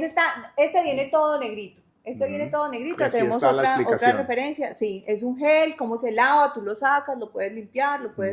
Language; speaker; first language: Spanish; native; Spanish